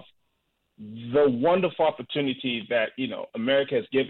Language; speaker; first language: English; non-native, local second language; Shona